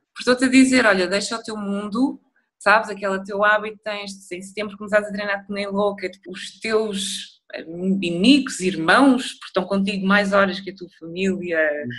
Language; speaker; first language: Portuguese; early bilingual, other home language; Upper Guinea Crioulo